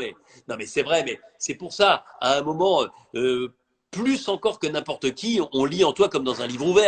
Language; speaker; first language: French; native; French